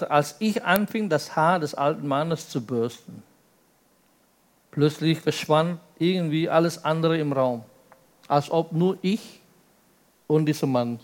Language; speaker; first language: German; non-native, fluent; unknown